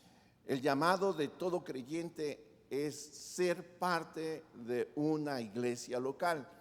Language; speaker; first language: Spanish; native; Spanish